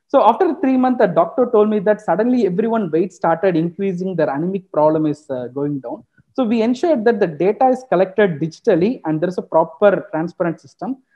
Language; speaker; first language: English; non-native, local second language; Tamil